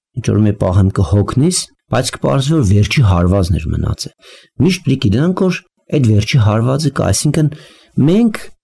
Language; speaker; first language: Armenian; native; Armenian